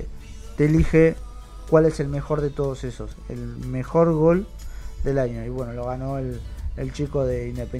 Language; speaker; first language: Spanish; native; Spanish